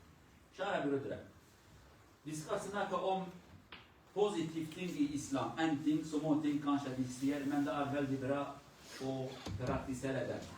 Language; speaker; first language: Swedish; non-native, learner; Kurdish